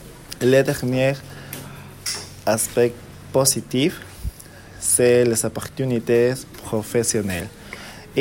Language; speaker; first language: French; non-native, learner; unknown